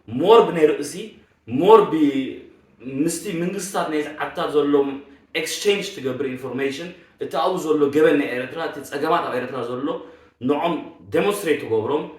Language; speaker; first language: Tigrinya; early bilingual, heritage; Tigrinya